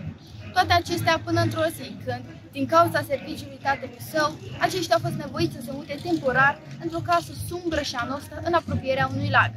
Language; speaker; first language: Romanian; native; Romanian